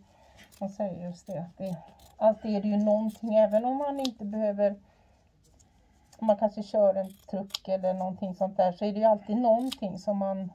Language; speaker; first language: Swedish; native; Swedish